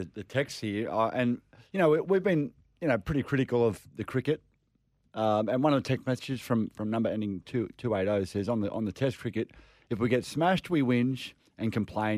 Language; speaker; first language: English; native; English